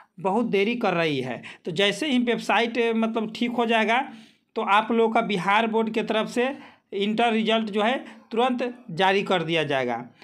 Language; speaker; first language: Hindi; native; Hindi